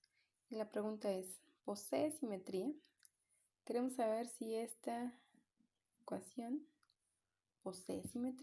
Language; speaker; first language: Spanish; native; Spanish